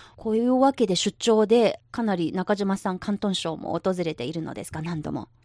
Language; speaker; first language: Japanese; non-native, local second language; Chinese